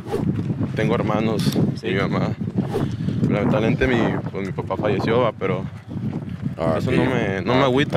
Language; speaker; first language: Spanish; native; Spanish